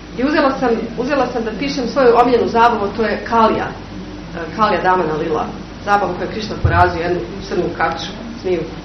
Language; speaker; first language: Serbian; native; Serbian